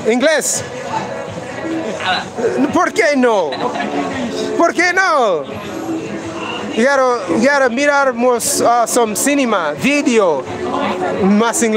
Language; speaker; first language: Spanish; non-native, learner; English